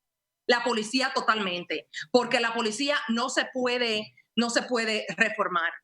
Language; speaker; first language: Spanish; early bilingual, heritage; Spanish